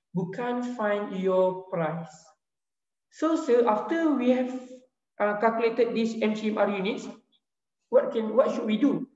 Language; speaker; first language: English; non-native, local second language; Malay